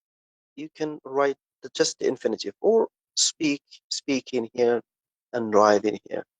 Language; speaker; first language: English; non-native, fluent; Arabic